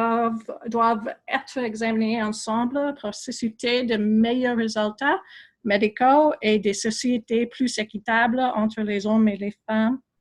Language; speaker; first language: French; non-native, fluent; English